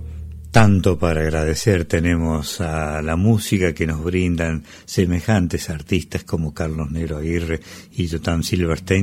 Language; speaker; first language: Spanish; native; Spanish